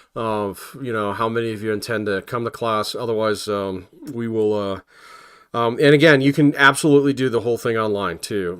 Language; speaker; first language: English; native; English